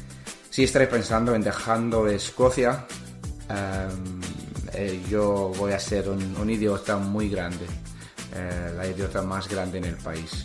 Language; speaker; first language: Spanish; non-native, learner; English